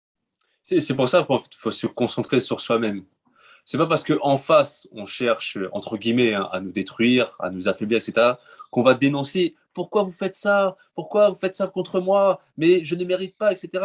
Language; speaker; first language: French; native; French